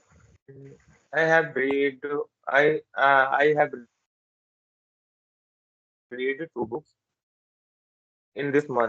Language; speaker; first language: English; non-native, learner; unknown